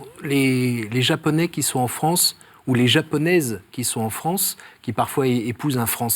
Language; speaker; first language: French; native; French